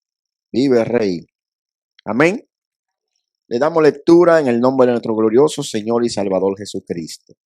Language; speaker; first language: Spanish; native; Spanish